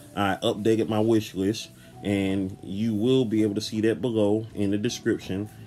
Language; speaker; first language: English; native; English